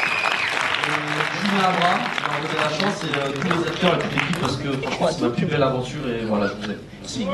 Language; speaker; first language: French; native; French